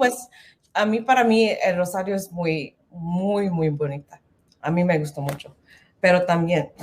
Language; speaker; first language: Spanish; non-native, learner; English